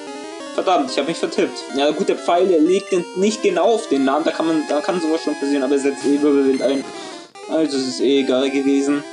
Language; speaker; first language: German; native; German